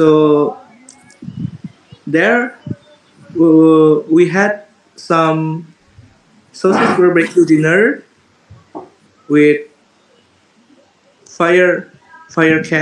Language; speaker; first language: English; non-native, learner; Indonesian